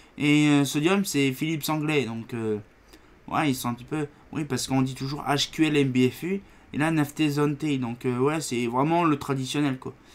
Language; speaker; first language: French; native; French